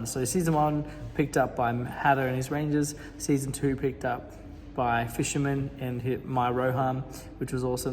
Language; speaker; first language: English; native; English